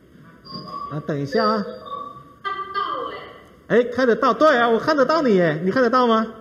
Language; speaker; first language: Chinese; non-native, fluent; Thai